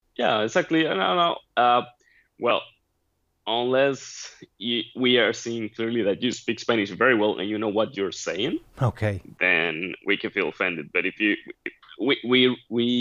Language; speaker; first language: English; non-native, fluent; Spanish